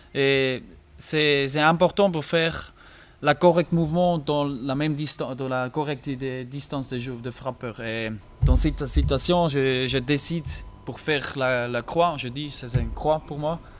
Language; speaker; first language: French; non-native, learner; German